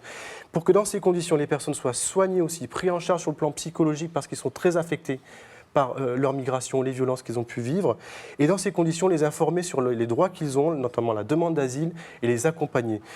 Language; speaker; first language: French; native; French